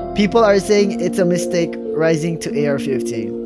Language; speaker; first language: English; non-native, local second language; Filipino